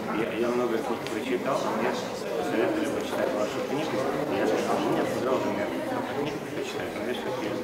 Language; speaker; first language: Russian; non-native, local second language; Latvian